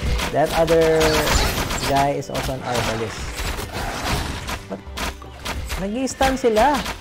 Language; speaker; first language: English; non-native, local second language; Filipino